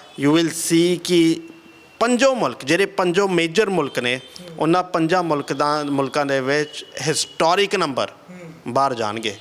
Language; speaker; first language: Punjabi; early bilingual, heritage; Punjabi